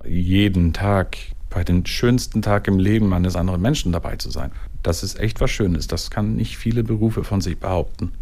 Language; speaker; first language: German; non-native, fluent; Swedish